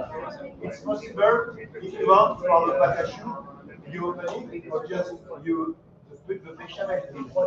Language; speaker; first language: English; non-native, learner; French